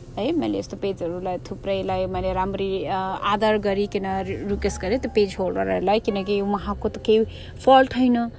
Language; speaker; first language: Nepali; early bilingual, heritage; Nepali